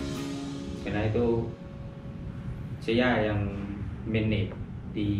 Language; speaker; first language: Indonesian; non-native, fluent; Thai